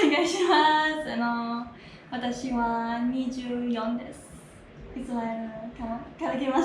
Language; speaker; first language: Japanese; non-native, learner; Hebrew